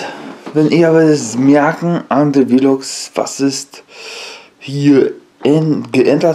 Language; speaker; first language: German; non-native, learner; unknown